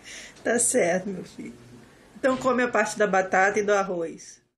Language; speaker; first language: Portuguese; native; Portuguese